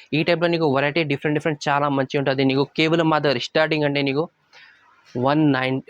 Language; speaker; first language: Telugu; non-native, local second language; Urdu